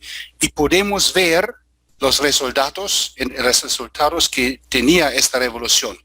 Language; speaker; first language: Spanish; non-native, fluent; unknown